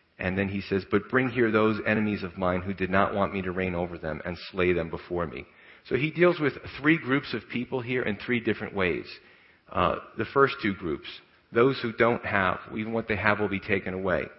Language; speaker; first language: English; native; English